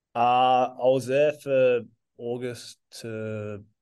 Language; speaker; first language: English; native; English